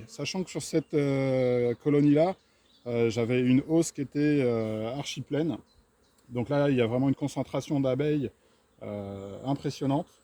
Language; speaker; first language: French; native; French